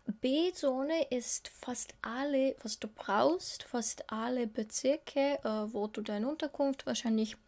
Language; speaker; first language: German; non-native, learner; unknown